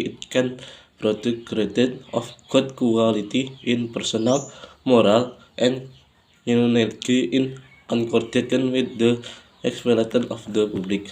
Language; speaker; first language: English; non-native, learner; Indonesian